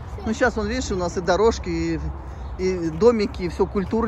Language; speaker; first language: Russian; native; Russian